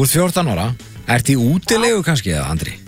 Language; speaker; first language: Icelandic; native; Icelandic